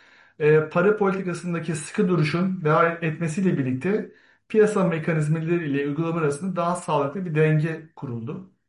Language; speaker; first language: Turkish; native; Turkish